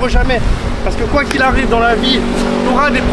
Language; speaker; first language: French; native; French